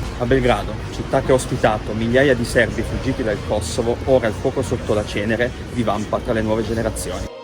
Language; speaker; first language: Italian; native; Italian